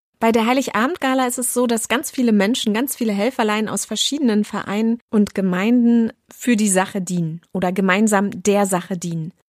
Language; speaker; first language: German; native; German